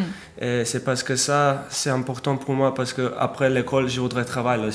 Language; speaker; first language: French; non-native, learner; Serbian